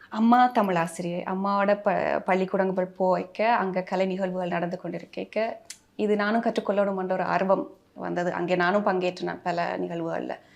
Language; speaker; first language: Tamil; early bilingual, heritage; Tamil